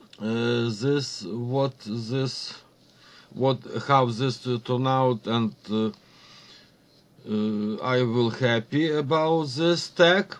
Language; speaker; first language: English; non-native, learner; Ukrainian